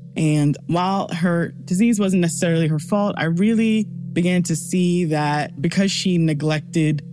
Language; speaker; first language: English; early bilingual, other home language; Yoruba